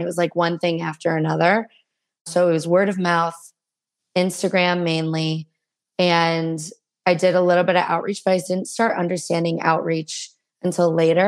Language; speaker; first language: English; native; English